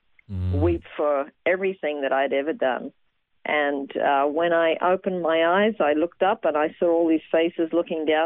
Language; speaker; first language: English; native; English